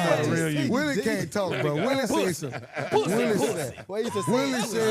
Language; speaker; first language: English; native; English